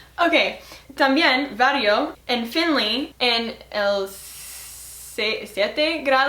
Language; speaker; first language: Spanish; non-native, learner; English